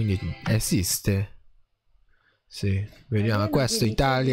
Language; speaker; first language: Italian; non-native, learner; Japanese